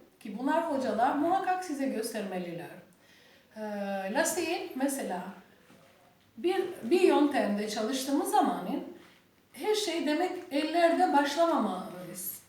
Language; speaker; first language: Turkish; non-native, learner; Albanian